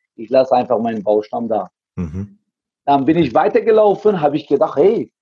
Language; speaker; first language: German; native; German